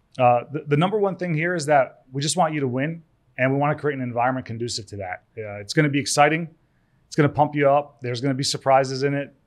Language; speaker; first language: English; early bilingual, other home language; Turkish